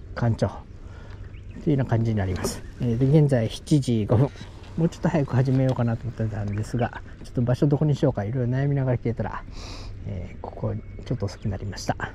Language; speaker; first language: Japanese; native; Japanese